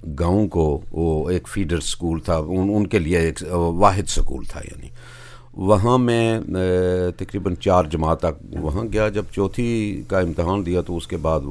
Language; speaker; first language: Urdu; non-native, local second language; Punjabi